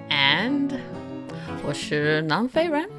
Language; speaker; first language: Chinese; non-native, learner; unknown